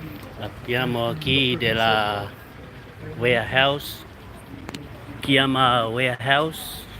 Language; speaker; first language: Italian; non-native, learner; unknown